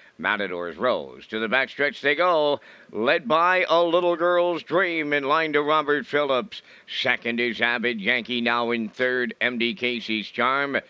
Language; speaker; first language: English; native; English